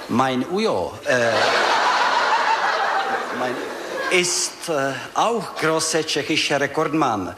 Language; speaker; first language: German; non-native, learner; Czech